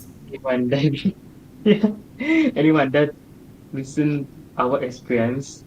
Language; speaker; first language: English; non-native, learner; Thai